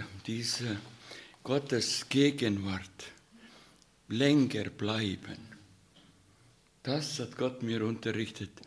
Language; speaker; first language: German; non-native, fluent; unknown